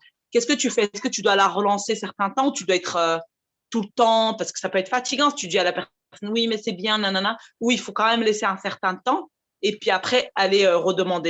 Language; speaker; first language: French; native; French